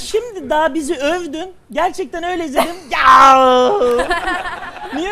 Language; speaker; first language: Turkish; native; Turkish